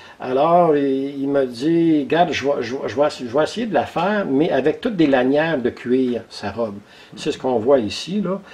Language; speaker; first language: French; native; French